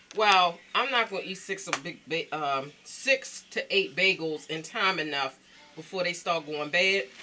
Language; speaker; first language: English; native; English